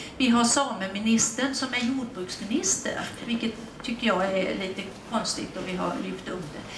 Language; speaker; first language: Swedish; native; Swedish